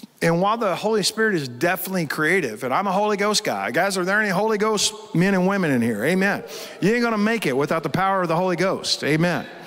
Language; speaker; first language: English; native; English